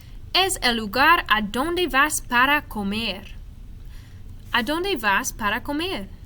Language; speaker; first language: Spanish; non-native, fluent; English